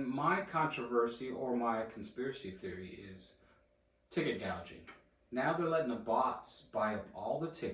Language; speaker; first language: English; native; English